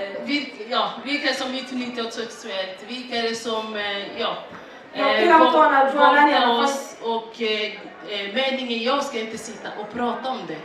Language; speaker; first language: Swedish; non-native, fluent; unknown